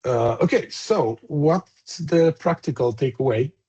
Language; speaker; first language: English; non-native, fluent; Polish